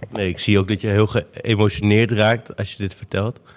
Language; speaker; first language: Dutch; native; Dutch